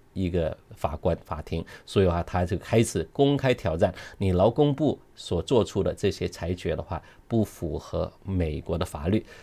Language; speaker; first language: Chinese; non-native, local second language; Cantonese